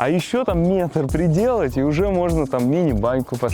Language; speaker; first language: Russian; native; Russian